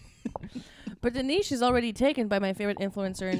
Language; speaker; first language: English; non-native, fluent; Latvian